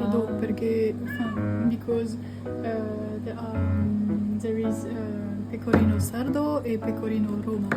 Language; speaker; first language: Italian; non-native, learner; French